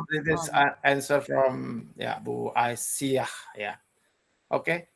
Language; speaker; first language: English; non-native, learner; Indonesian